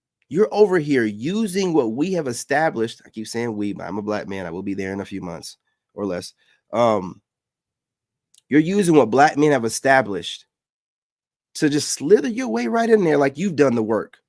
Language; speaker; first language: English; native; English